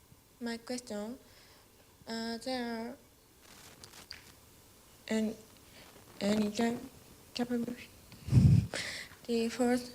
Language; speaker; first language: English; non-native, learner; Japanese